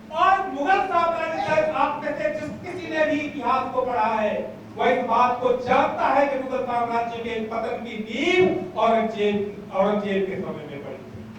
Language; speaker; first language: Hindi; native; Hindi